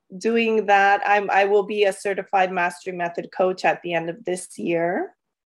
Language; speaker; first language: English; native; English